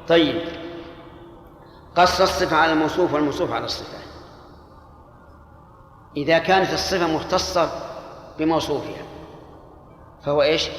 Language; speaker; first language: Arabic; native; Arabic